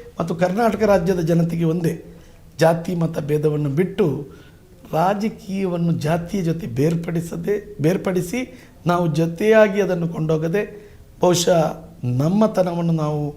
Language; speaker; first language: Kannada; non-native, local second language; Badaga